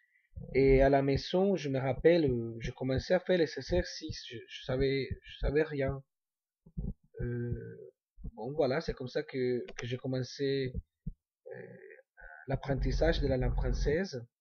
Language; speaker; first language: French; non-native, fluent; Spanish